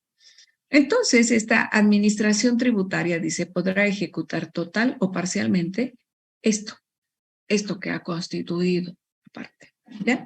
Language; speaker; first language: Spanish; native; Spanish